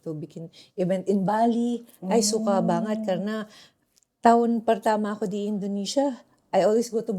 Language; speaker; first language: Indonesian; non-native, fluent; Filipino